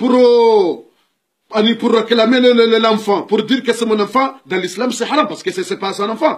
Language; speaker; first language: French; non-native, learner; Comorian